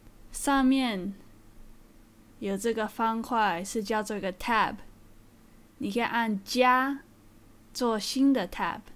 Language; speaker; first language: Chinese; early bilingual, heritage; Chinese